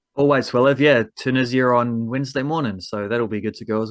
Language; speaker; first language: English; native; English